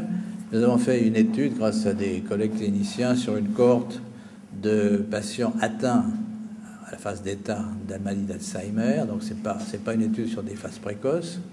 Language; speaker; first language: French; native; French